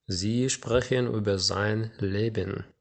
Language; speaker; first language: German; non-native, fluent; Ukrainian